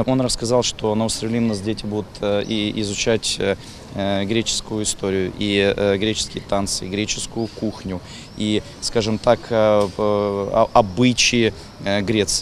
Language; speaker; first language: Russian; native; Russian